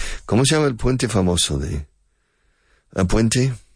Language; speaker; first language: Spanish; non-native, fluent; English